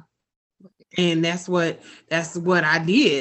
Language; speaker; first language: English; native; English